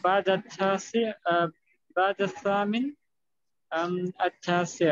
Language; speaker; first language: Arabic; non-native, learner; German